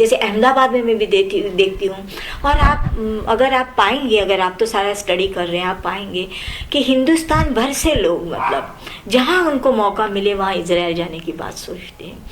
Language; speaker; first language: Hindi; non-native, local second language; Marathi